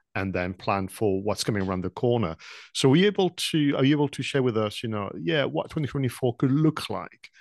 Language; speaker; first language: English; non-native, fluent; French